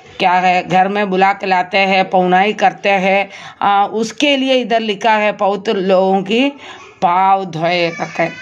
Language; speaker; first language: Hindi; non-native, local second language; Malayalam